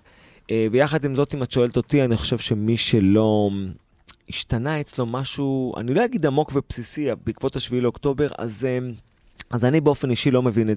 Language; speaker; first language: Hebrew; native; Hebrew